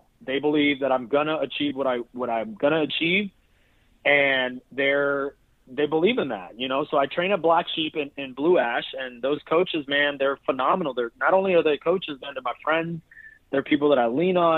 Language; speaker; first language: English; native; English